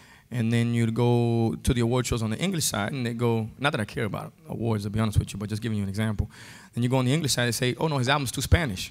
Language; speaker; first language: English; early bilingual, other home language; Spanish